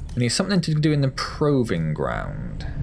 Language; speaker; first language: English; native; English